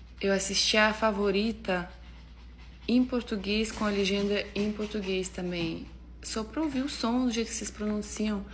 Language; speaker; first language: Portuguese; non-native, fluent; Russian